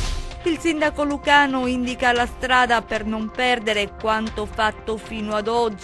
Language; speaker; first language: Italian; native; Italian